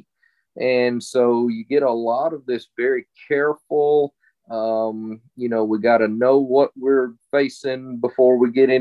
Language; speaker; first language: English; native; English